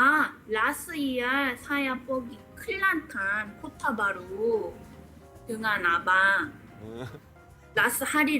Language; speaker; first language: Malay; non-native, learner; Korean